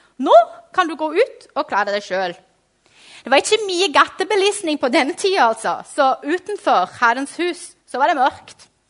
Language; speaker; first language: Norwegian; non-native, fluent; Portuguese